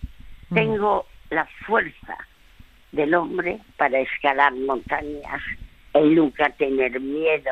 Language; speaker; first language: Spanish; early bilingual, other home language; French